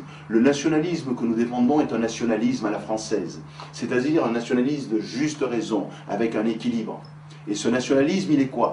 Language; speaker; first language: French; native; French